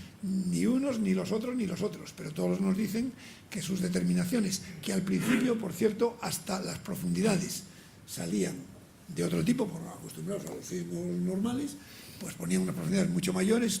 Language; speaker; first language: Spanish; native; Spanish